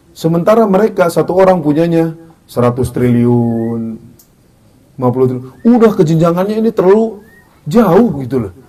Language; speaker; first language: Indonesian; native; Indonesian